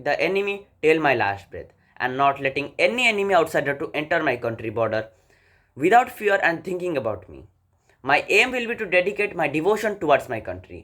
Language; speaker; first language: English; non-native, learner; Odia